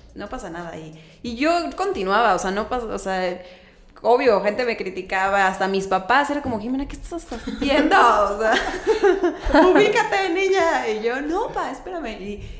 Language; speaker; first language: Spanish; native; Spanish